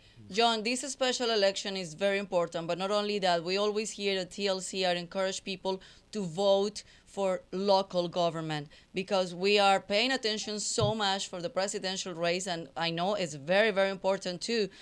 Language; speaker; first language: English; non-native, fluent; Spanish